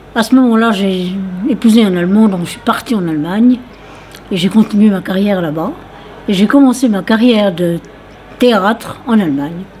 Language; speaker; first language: French; native; French